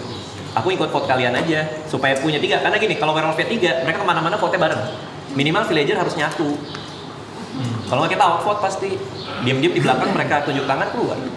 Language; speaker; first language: Indonesian; native; Indonesian